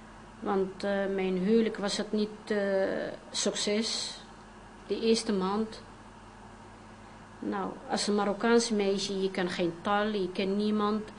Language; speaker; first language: Dutch; non-native, fluent; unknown